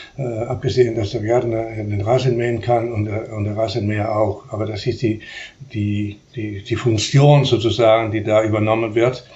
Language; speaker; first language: German; non-native, fluent; Spanish